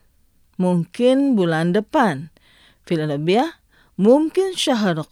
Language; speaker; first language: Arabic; non-native, fluent; Indonesian